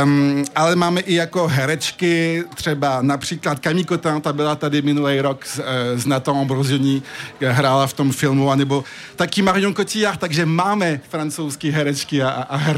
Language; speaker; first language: Czech; early bilingual, heritage; French